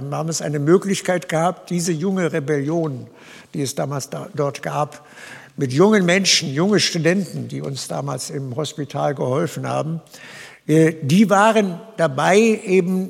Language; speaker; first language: German; native; German